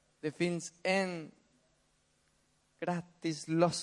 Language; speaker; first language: Swedish; non-native, fluent; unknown